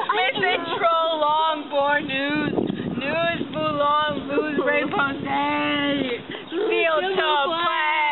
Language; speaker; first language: French; non-native, learner; English